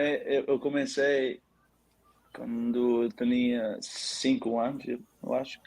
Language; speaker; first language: Portuguese; early bilingual, heritage; Portuguese